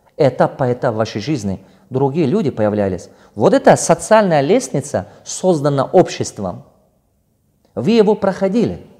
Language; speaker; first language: Russian; non-native, local second language; Tajik